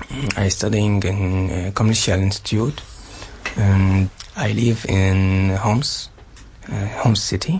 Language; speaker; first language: English; non-native, learner; Arabic